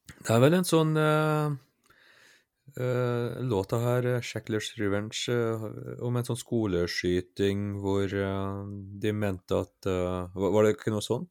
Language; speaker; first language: Norwegian; native; Norwegian